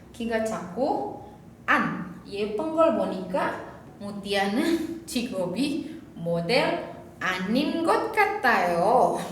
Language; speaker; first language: Korean; non-native, fluent; Indonesian